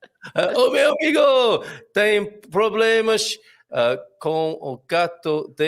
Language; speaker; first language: Portuguese; non-native, learner; English